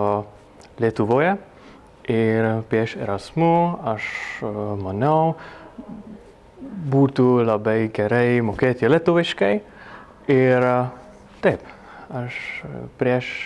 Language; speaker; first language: Lithuanian; non-native, learner; Czech